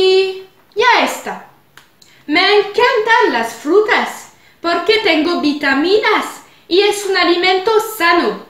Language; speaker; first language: Spanish; non-native, learner; French